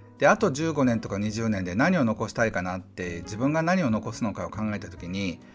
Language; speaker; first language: Japanese; native; Japanese